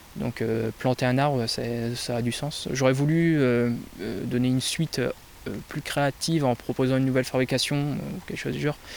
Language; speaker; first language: French; native; French